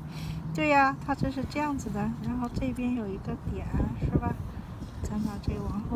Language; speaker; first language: Chinese; native; Chinese